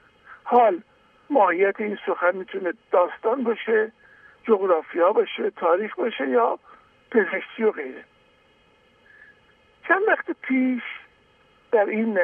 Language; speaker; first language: Persian; native; Persian